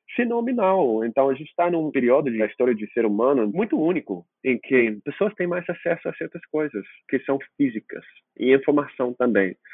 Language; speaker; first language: Portuguese; non-native, fluent; English